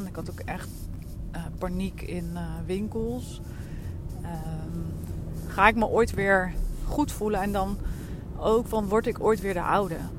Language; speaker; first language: Dutch; native; Dutch